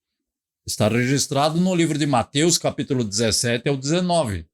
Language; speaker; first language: Portuguese; native; Portuguese